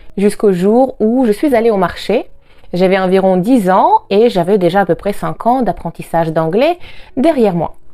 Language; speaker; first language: French; non-native, fluent; Russian